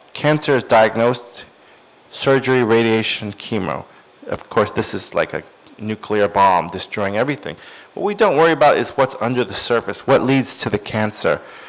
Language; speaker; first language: English; native; English